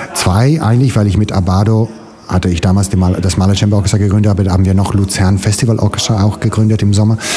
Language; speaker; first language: German; non-native, fluent; Italian